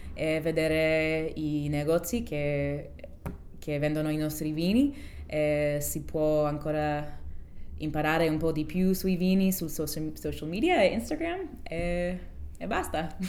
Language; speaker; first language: Italian; non-native, fluent; English